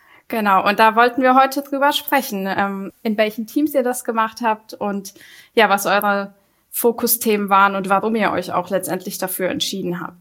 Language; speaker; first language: German; native; German